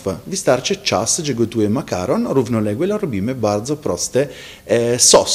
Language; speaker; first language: Polish; non-native, fluent; Italian